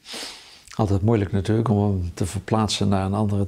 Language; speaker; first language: Dutch; native; Dutch